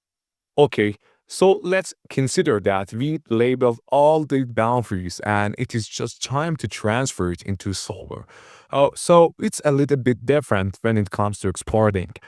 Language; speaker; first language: English; non-native, fluent; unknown